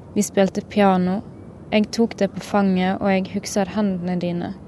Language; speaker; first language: Norwegian; native; Norwegian